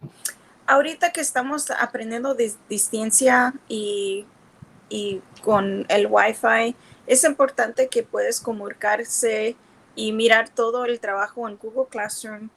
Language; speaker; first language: Spanish; early bilingual, heritage; Spanish